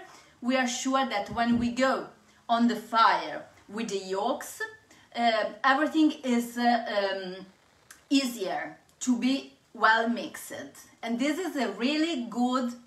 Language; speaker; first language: English; non-native, fluent; Italian